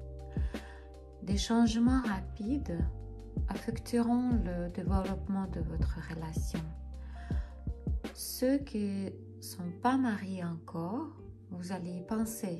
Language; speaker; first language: French; non-native, fluent; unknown